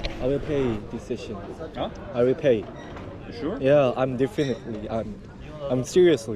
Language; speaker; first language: English; non-native, learner; Korean